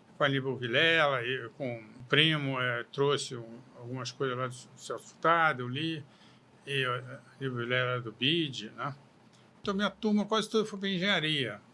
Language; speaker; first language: Portuguese; native; Portuguese